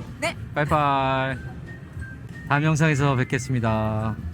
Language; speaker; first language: Korean; native; Korean